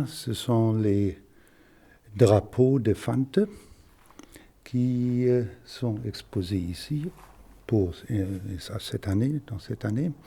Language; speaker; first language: French; non-native, fluent; German